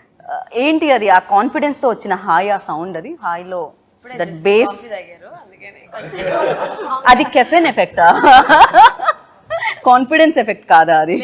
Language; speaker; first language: Telugu; native; Telugu